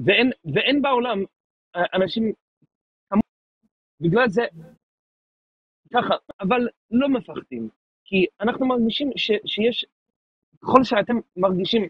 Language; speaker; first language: Hebrew; non-native, fluent; English